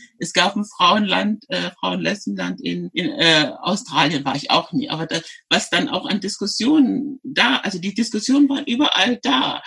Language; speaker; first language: German; native; German